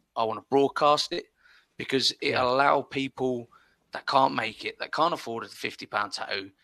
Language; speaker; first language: English; early bilingual, other home language; Spanish